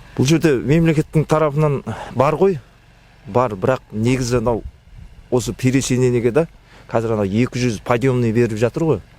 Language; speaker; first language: Kazakh; native; Kazakh